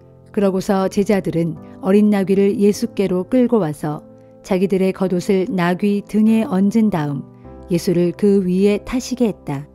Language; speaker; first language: Korean; native; Korean